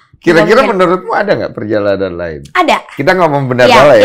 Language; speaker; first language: Indonesian; native; Indonesian